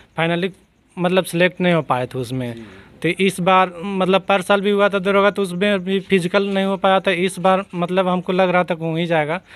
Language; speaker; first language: Hindi; native; Hindi